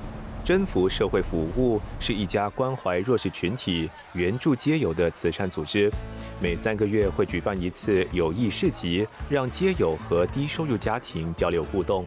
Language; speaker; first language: Chinese; native; Chinese